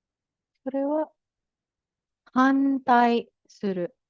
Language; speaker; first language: Japanese; non-native, fluent; Filipino